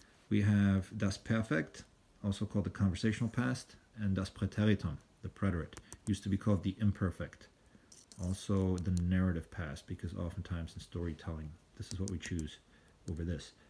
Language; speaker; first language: English; native; English